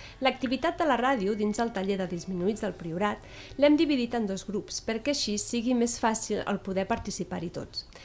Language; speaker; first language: Catalan; native; Catalan